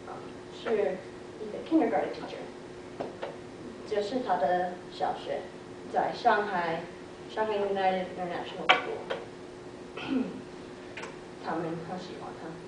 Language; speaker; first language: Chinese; non-native, learner; English